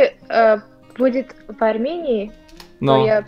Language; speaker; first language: Russian; non-native, learner; Armenian